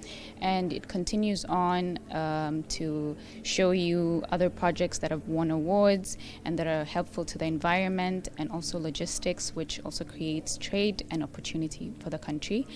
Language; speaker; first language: English; non-native, local second language; Arabic